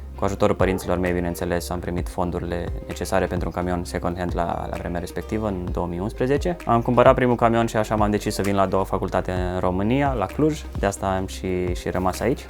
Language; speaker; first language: Romanian; early bilingual, heritage; Romanian